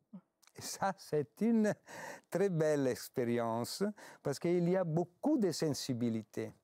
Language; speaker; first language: French; non-native, fluent; Italian